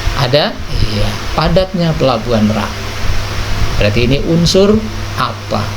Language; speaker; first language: Indonesian; native; Indonesian